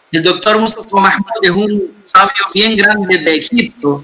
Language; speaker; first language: Spanish; non-native, fluent; Arabic